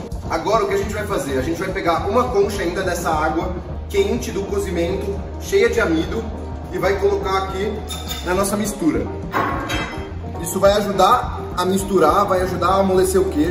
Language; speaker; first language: Portuguese; native; Portuguese